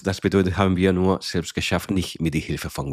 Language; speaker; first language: German; non-native, fluent; Spanish